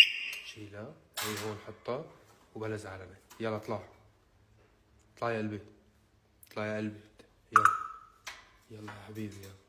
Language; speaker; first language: Arabic; native; Arabic